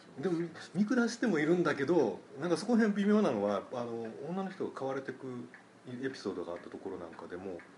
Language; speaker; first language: Japanese; native; Japanese